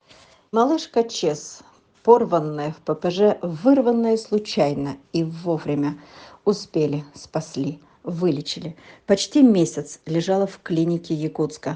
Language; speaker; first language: Russian; native; Russian